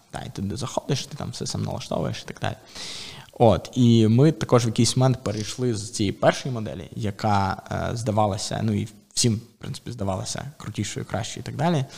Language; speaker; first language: Ukrainian; native; Ukrainian